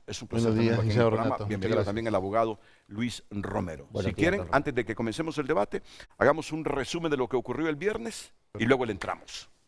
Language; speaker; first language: Spanish; native; Spanish